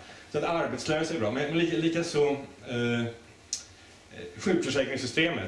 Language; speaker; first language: Swedish; native; Swedish